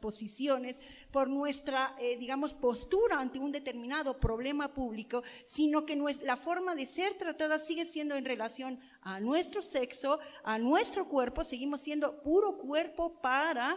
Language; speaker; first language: Spanish; native; Spanish